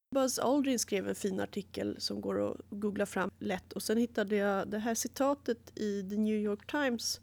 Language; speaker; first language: Swedish; native; Swedish